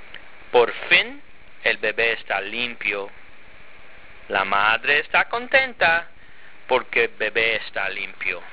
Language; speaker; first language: Spanish; non-native, fluent; English